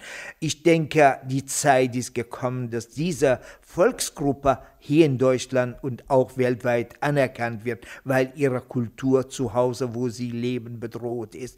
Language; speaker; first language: German; non-native, fluent; Kurdish